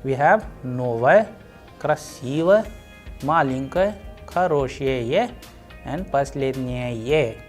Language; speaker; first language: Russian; non-native, fluent; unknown